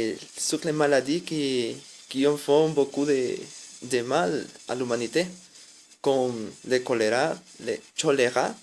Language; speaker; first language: French; non-native, learner; Spanish